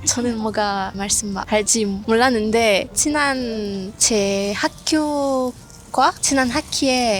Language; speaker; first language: Korean; non-native, learner; French